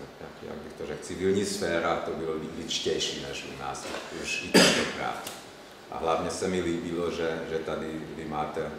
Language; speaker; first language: Czech; non-native, fluent; Hungarian